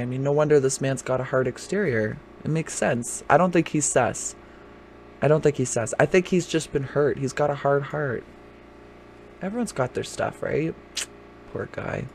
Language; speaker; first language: English; native; English